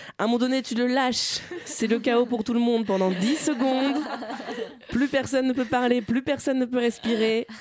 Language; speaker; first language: French; native; French